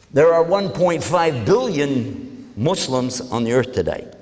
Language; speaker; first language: English; native; English